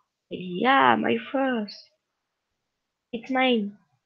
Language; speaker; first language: English; non-native, learner; French